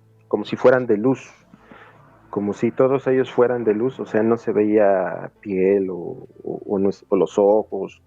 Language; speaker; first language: Spanish; native; Spanish